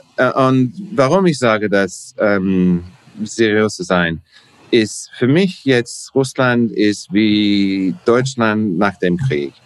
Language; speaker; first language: German; non-native, learner; English